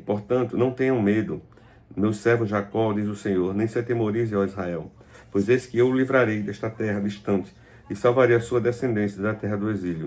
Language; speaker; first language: Portuguese; native; Portuguese